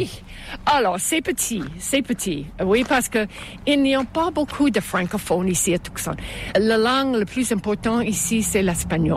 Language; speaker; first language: French; non-native, fluent; English